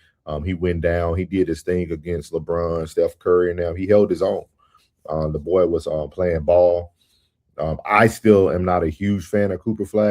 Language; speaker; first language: English; native; English